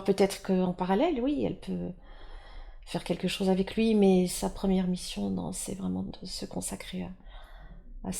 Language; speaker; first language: French; native; French